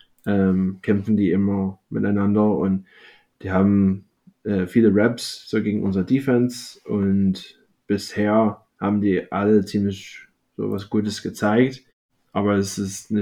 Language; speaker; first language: German; non-native, fluent; English